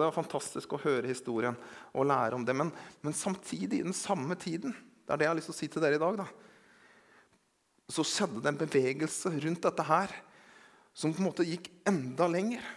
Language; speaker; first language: Norwegian; native; Norwegian